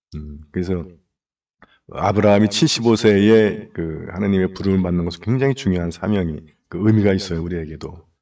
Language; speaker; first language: Korean; native; Korean